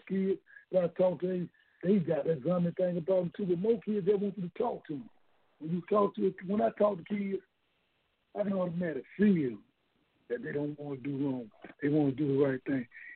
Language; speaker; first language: English; native; English